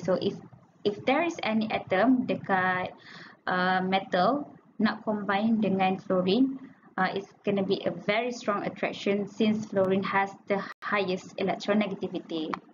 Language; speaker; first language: English; non-native, local second language; Malay